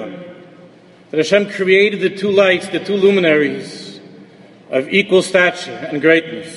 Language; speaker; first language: English; native; English